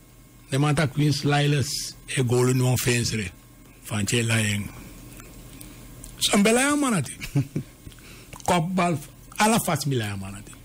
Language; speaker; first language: Dutch; non-native, local second language; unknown